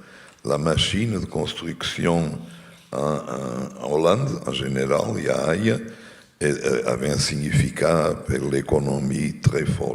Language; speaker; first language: French; non-native, fluent; Portuguese